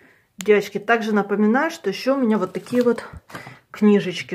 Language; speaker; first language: Russian; native; Russian